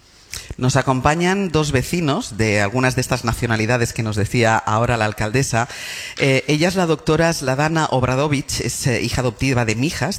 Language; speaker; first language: Spanish; native; Spanish